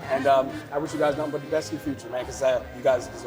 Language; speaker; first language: English; native; English